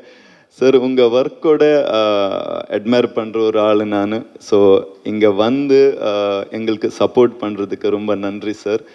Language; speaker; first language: Tamil; non-native, fluent; Malayalam